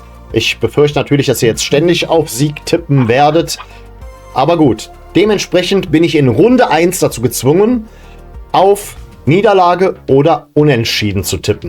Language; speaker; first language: German; native; German